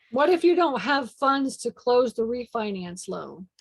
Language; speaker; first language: English; native; English